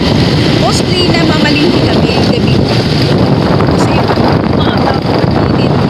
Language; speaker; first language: Filipino; non-native, local second language; Waray